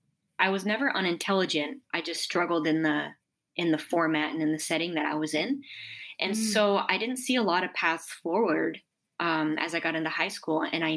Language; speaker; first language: English; native; English